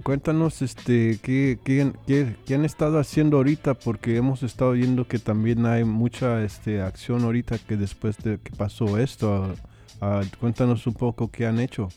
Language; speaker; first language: Spanish; early bilingual, heritage; Spanish